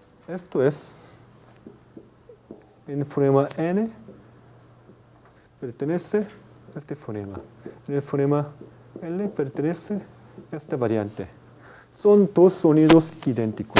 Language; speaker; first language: Spanish; non-native, fluent; Korean